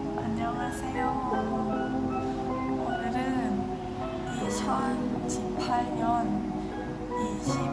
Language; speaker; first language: Korean; non-native, learner; Thai